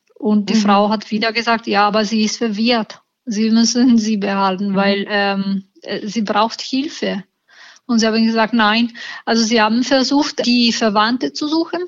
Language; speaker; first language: German; non-native, fluent; Italian